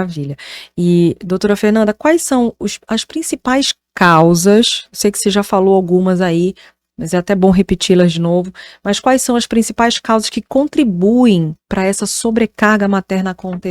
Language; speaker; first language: Portuguese; native; Portuguese